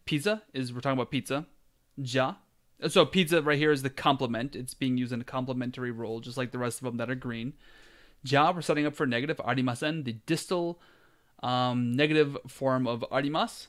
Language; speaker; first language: English; native; English